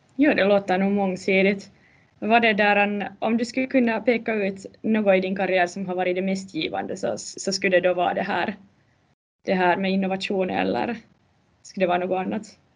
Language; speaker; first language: Swedish; native; Swedish